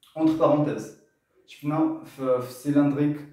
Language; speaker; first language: French; non-native, local second language; Arabic